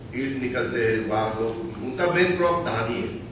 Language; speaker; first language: Hindi; non-native, local second language; Marathi